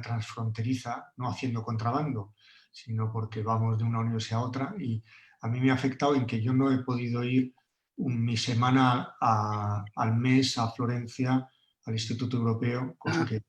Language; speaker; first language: Spanish; native; Spanish